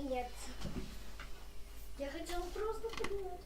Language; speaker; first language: Russian; early bilingual, other home language; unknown